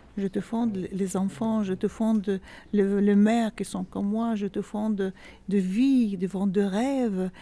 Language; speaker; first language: French; non-native, fluent; Arabic